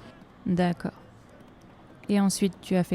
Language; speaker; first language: French; native; French